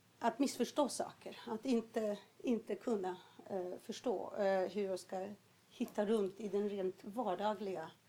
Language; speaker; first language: Swedish; early bilingual, other home language; Polish